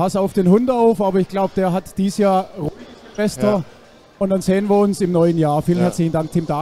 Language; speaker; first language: German; native; German